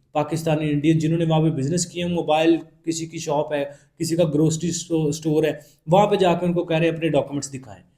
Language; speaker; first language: Urdu; non-native, local second language; Punjabi